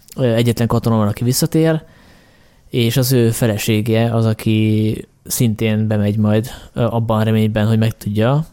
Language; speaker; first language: Hungarian; native; Hungarian